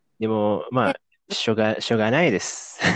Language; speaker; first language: Japanese; non-native, fluent; Indonesian